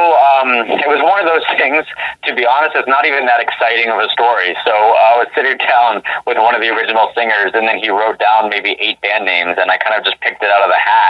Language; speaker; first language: English; native; English